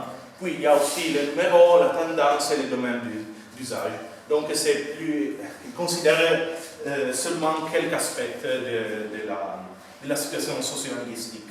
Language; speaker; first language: French; non-native, fluent; Italian